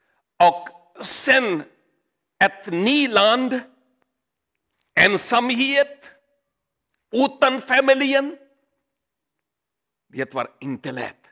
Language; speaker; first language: Swedish; non-native, learner; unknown